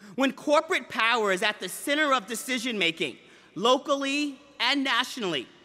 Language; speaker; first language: English; native; English